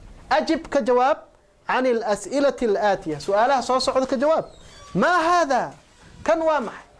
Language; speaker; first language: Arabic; non-native, local second language; Somali